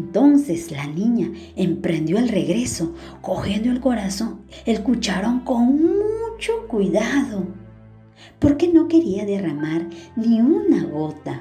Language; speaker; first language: Spanish; native; Spanish